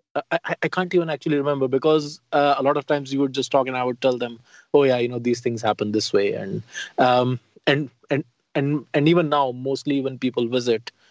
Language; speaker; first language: English; non-native, local second language; Hindi